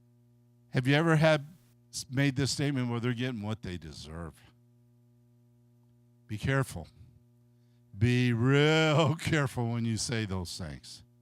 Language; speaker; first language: English; native; English